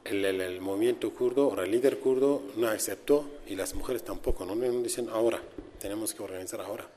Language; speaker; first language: Spanish; non-native, learner; Kurdish